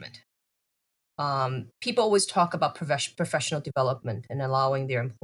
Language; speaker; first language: English; native; English